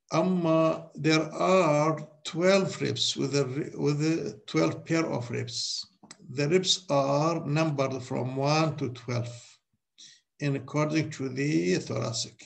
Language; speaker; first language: English; non-native, fluent; Arabic